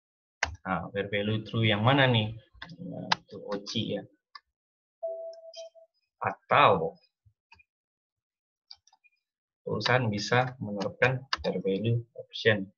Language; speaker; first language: Indonesian; native; Indonesian